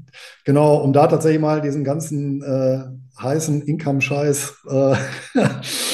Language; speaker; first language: German; native; German